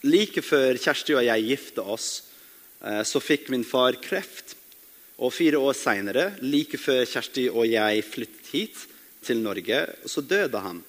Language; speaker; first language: Norwegian; non-native, fluent; English